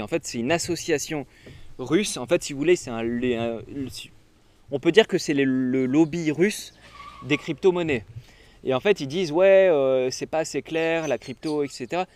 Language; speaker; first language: French; native; French